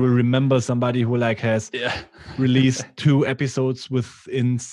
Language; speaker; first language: English; non-native, fluent; German